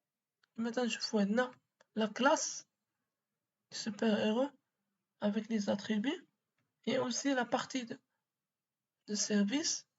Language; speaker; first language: French; non-native, local second language; Arabic